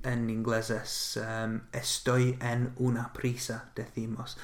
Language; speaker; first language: Spanish; non-native, fluent; English